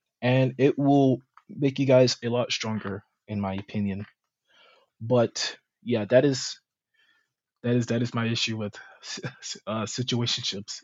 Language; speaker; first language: English; native; English